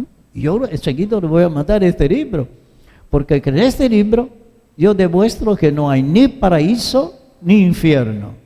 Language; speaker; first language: Spanish; non-native, fluent; Italian